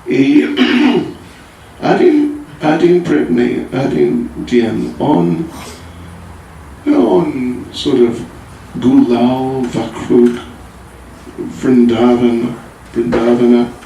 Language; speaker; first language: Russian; non-native, learner; English